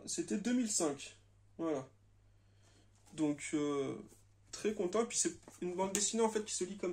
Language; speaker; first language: French; native; French